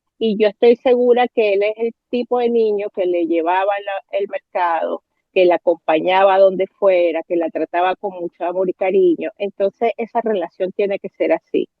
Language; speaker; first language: Spanish; native; Spanish